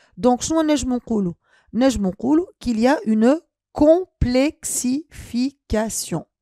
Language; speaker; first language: French; non-native, local second language; Arabic